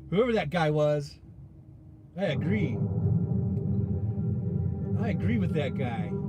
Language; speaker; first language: English; native; English